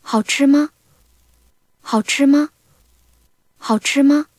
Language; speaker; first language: Chinese; non-native, learner; Korean